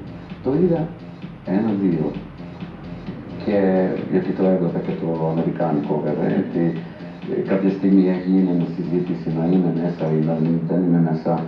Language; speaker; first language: Greek; non-native, fluent; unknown